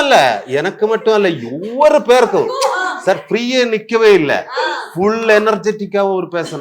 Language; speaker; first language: Tamil; non-native, learner; Malayalam